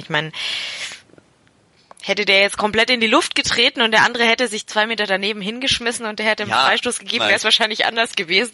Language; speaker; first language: German; native; German